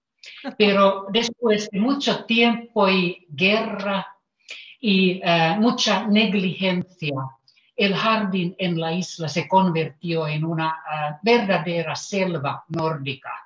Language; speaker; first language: Spanish; non-native, fluent; Finnish